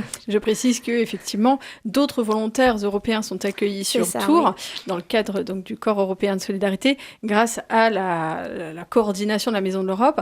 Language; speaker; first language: French; native; French